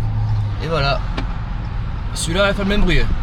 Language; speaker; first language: French; native; French